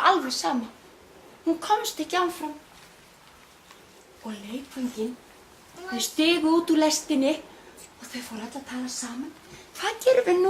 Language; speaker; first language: Icelandic; non-native, fluent; Danish